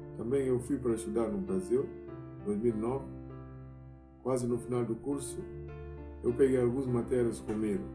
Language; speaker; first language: Portuguese; non-native, local second language; Upper Guinea Crioulo